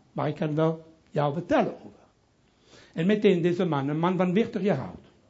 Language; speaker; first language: Dutch; non-native, local second language; French